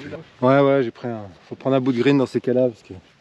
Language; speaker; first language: French; native; French